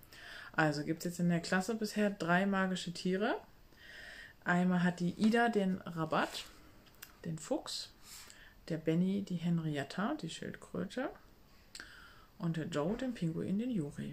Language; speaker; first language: German; native; German